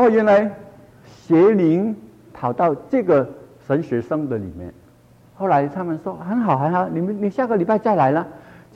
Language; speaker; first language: Chinese; non-native, local second language; Cantonese